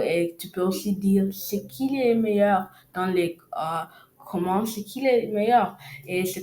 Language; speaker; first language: French; non-native, learner; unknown